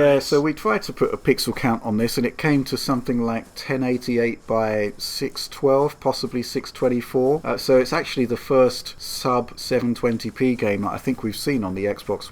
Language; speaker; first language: English; native; English